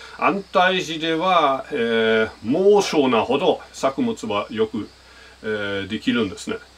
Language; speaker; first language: Japanese; non-native, fluent; German